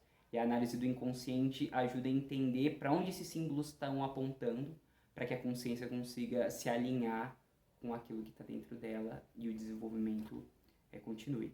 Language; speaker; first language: Portuguese; native; Portuguese